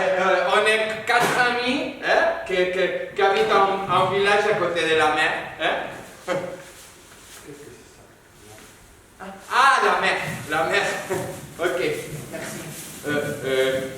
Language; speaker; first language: French; non-native, learner; Spanish